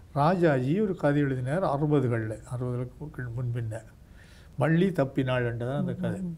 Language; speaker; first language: Tamil; native; Tamil